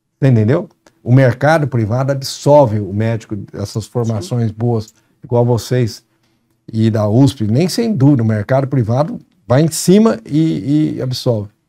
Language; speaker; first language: Portuguese; native; Portuguese